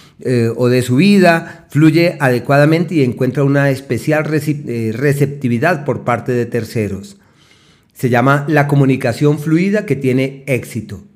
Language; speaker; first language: Spanish; native; Spanish